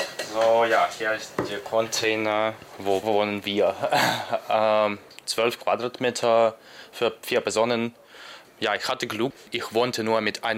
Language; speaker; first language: German; non-native, fluent; Arabic